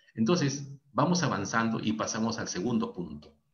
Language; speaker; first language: Spanish; native; Spanish